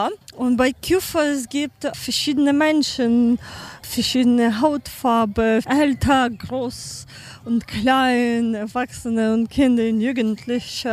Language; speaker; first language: German; non-native, learner; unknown